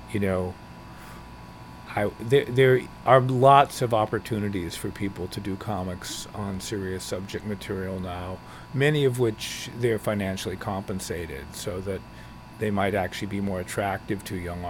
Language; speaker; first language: English; native; English